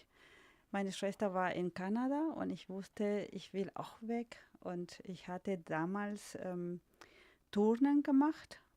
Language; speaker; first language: German; non-native, fluent; Spanish